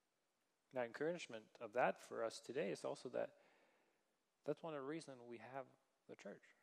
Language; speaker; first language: English; non-native, fluent; Danish